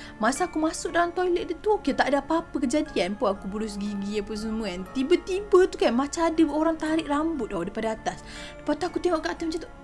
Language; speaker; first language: Malay; native; Malay